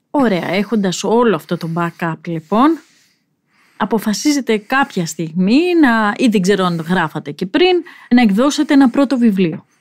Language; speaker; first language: Greek; native; Greek